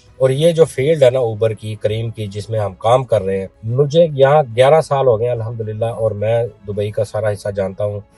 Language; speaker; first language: Urdu; non-native, local second language; Punjabi